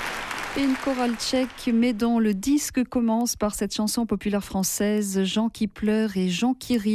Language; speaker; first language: French; native; French